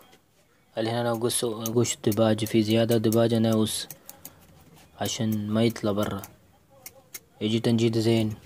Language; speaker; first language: Arabic; non-native, learner; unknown